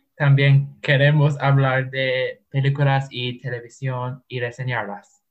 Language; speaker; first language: Spanish; non-native, learner; English